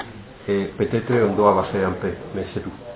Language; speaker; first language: French; non-native, fluent; Spanish